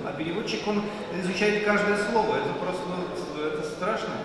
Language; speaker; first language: Russian; native; Russian